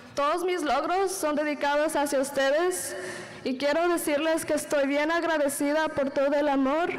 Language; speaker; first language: Spanish; early bilingual, heritage; Spanish